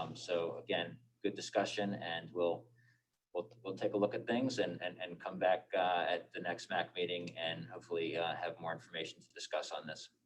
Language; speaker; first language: English; native; English